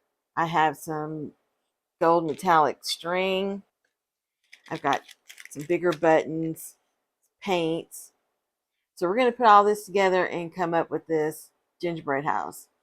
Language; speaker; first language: English; native; English